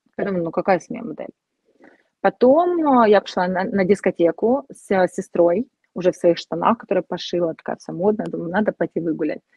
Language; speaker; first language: Russian; native; Russian